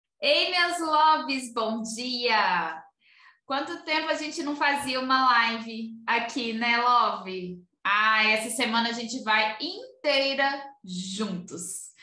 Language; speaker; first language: Portuguese; native; Portuguese